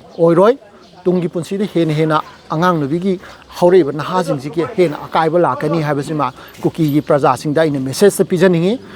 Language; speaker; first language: Manipuri; native; Manipuri